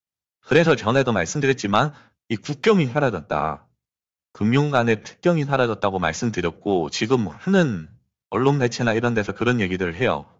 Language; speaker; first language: Korean; native; Korean